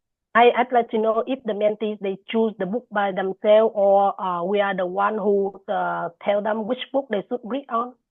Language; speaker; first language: English; non-native, fluent; Vietnamese